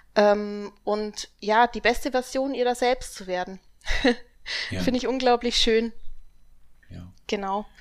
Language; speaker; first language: German; native; German